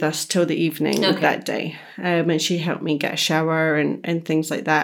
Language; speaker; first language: English; native; English